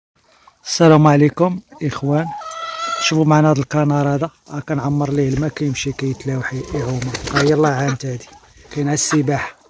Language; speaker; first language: Arabic; native; Arabic